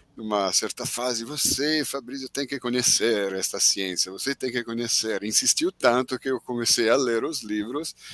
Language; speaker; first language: Portuguese; non-native, fluent; Italian